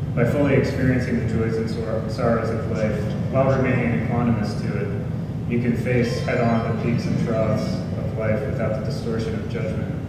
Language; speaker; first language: English; native; English